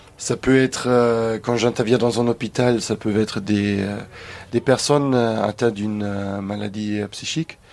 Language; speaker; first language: French; non-native, fluent; German